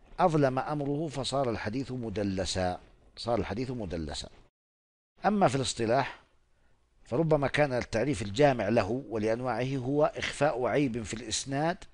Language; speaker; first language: Arabic; non-native, fluent; Oromo